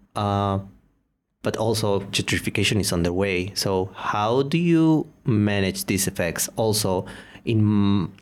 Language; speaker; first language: English; non-native, fluent; Spanish